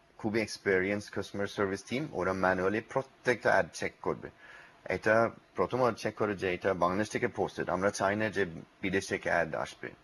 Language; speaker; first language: Bangla; non-native, learner; English